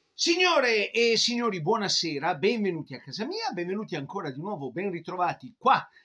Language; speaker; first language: Italian; native; Italian